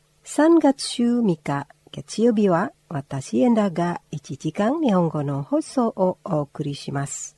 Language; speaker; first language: Japanese; non-native, fluent; Indonesian